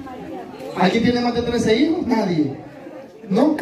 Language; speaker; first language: Spanish; native; Spanish